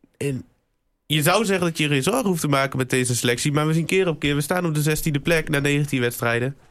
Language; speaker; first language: Dutch; native; Dutch